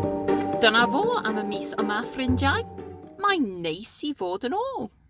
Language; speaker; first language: Welsh; non-native, learner; English